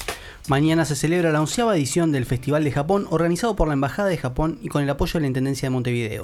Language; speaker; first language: Spanish; native; Spanish